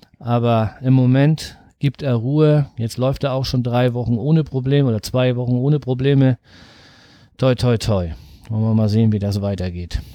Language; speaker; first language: German; native; German